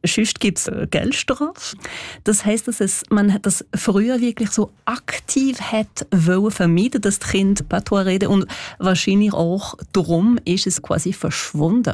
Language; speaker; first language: German; non-native, local second language; French